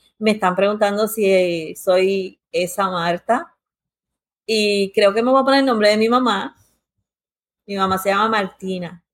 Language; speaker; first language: Spanish; early bilingual, heritage; Spanish